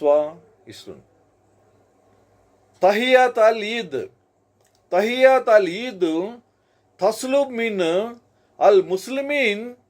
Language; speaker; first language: Arabic; non-native, learner; Telugu